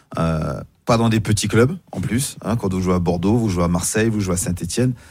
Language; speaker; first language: French; native; French